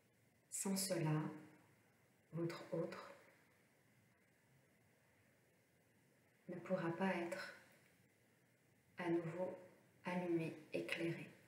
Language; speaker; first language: French; native; French